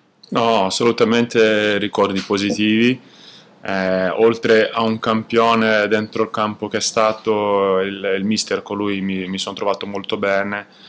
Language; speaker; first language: Italian; non-native, fluent; Portuguese